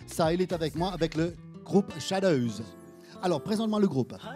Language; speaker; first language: French; non-native, local second language; Morisyen